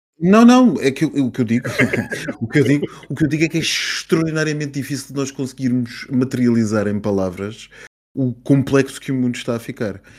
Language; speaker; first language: Portuguese; native; Portuguese